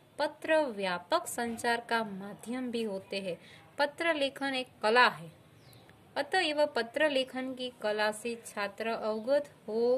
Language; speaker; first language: Hindi; non-native, local second language; Gujarati